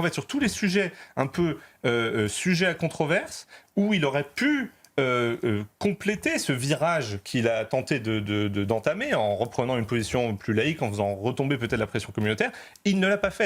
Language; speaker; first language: French; native; French